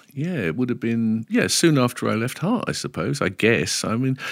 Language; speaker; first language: English; native; English